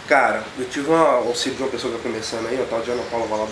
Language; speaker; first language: Portuguese; native; Portuguese